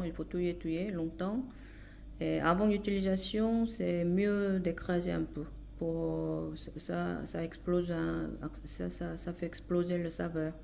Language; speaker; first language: French; non-native, fluent; Korean